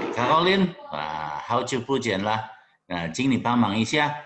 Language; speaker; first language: Chinese; non-native, fluent; Indonesian